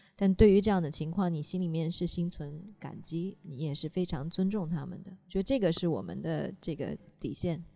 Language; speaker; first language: Chinese; native; Chinese